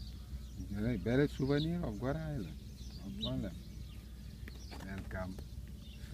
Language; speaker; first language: English; non-native, local second language; Wolof